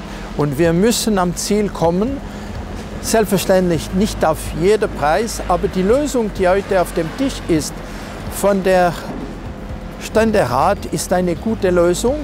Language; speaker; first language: German; non-native, local second language; French